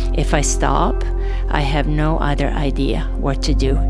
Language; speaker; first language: English; non-native, fluent; Serbian